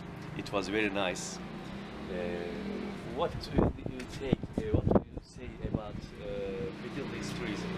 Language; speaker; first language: English; non-native, learner; Turkish